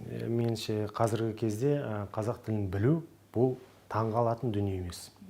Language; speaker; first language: Kazakh; non-native, local second language; Russian